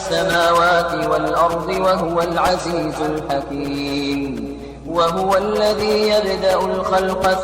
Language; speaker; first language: Arabic; native; Arabic